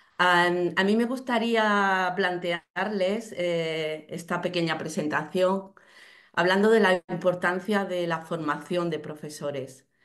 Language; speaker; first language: Spanish; native; Spanish